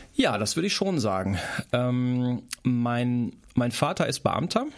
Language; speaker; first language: German; native; German